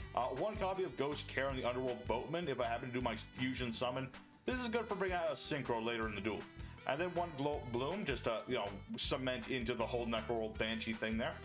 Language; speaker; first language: English; native; English